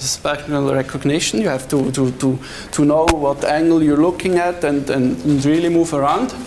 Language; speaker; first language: English; non-native, fluent; Swiss German